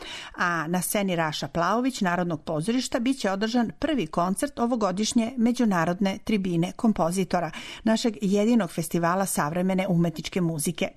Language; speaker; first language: Serbian; native; Serbian